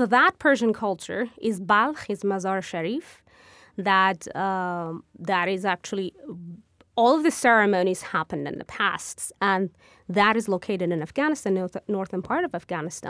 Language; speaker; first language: English; non-native, fluent; Persian